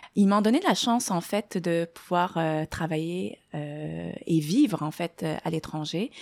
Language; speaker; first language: French; non-native, local second language; Arabic